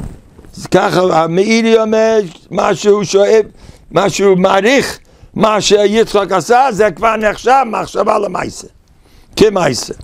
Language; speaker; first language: Hebrew; non-native, fluent; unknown